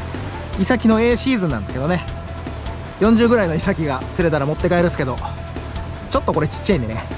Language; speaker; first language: Japanese; native; Japanese